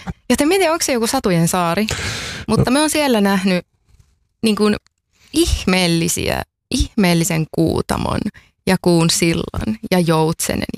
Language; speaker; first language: Finnish; native; Finnish